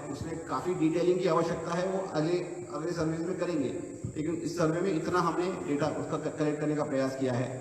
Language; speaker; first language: Hindi; non-native, local second language; Marathi